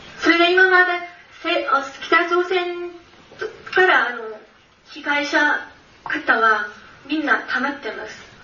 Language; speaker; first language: Japanese; non-native, learner; Korean